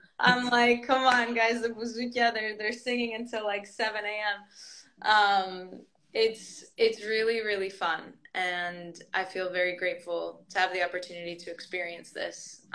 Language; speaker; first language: English; early bilingual, other home language; Greek